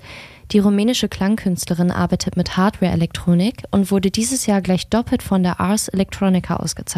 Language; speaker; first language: German; native; German